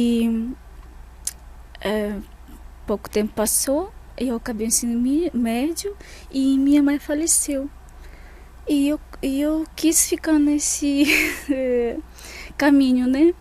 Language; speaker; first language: Portuguese; non-native, fluent; Russian